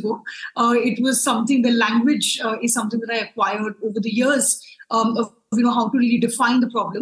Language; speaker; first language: English; non-native, local second language; Hindi